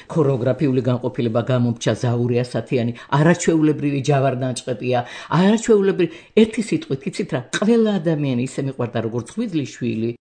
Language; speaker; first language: Georgian; native; Georgian